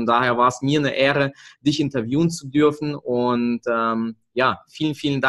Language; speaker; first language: German; native; German